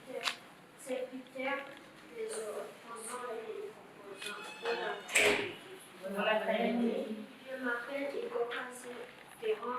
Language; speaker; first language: French; non-native, learner; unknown